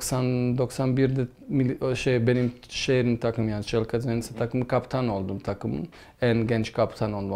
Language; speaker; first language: Turkish; non-native, fluent; Bosnian